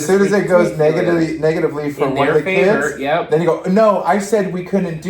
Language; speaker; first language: English; native; English